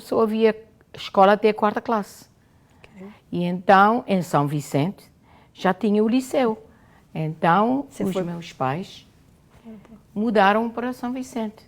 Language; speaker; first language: Portuguese; non-native, local second language; Kabuverdianu